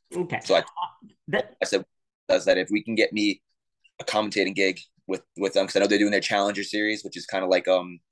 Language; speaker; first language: English; native; English